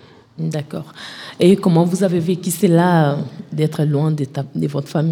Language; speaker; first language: French; non-native, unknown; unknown